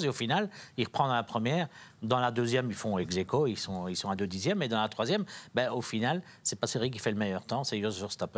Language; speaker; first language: French; native; French